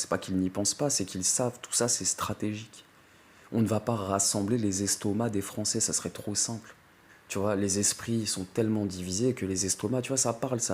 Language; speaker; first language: French; native; French